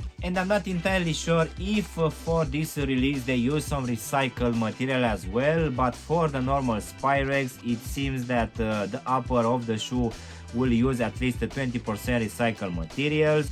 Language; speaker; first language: English; non-native, fluent; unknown